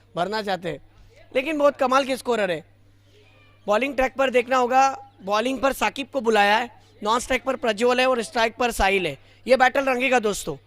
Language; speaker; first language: Hindi; non-native, local second language; Marathi